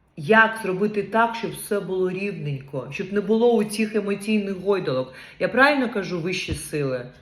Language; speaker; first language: Ukrainian; non-native, local second language; Russian